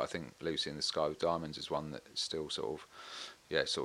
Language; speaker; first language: English; native; English